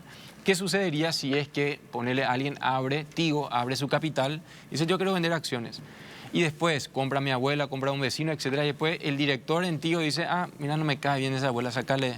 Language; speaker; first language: Spanish; native; Spanish